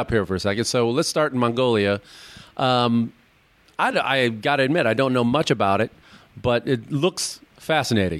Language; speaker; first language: English; native; English